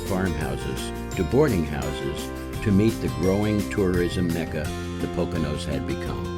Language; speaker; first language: English; native; English